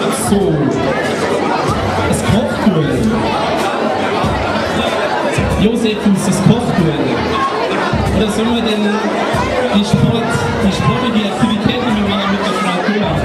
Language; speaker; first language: German; native; German